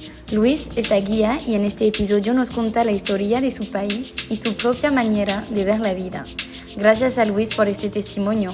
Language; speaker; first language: Spanish; non-native, learner; French